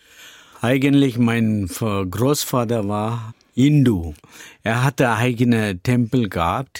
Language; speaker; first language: German; non-native, learner; Tamil